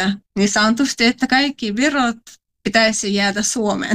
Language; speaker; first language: Finnish; non-native, fluent; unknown